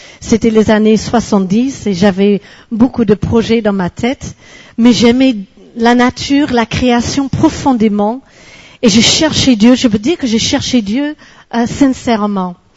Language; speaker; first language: French; non-native, fluent; English